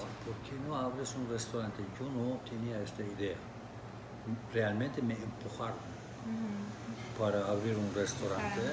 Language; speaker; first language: Spanish; non-native, fluent; Turkish